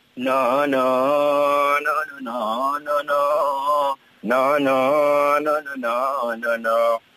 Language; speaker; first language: English; non-native, local second language; Zulu